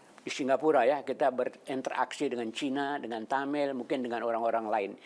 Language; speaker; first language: Malay; native; Malay